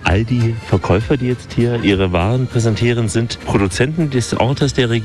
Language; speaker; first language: German; native; German